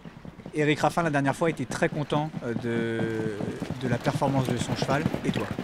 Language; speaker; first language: French; native; French